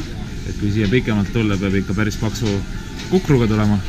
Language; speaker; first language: Estonian; native; Estonian